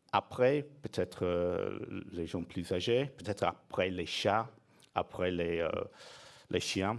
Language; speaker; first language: French; non-native, fluent; English